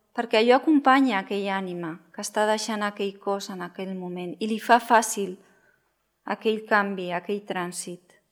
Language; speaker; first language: Catalan; non-native, local second language; Spanish